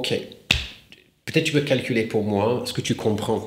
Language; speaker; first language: French; non-native, fluent; English